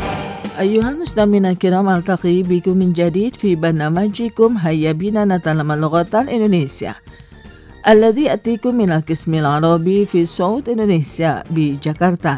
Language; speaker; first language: Arabic; non-native, fluent; Indonesian